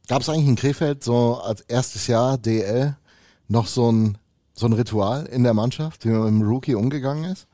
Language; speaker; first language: German; native; German